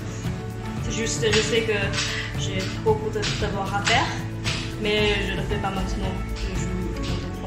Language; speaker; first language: French; non-native, fluent; Chinese